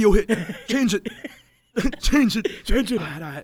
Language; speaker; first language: English; non-native, local second language; Filipino